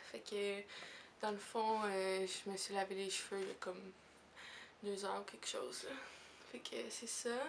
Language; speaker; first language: French; native; French